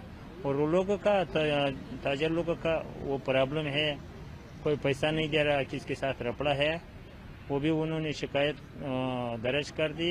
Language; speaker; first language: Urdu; non-native, fluent; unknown